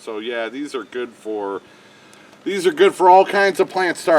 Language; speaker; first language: English; native; English